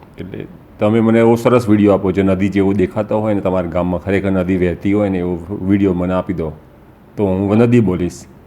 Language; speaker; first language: Gujarati; native; Gujarati